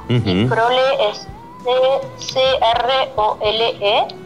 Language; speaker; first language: Spanish; native; Spanish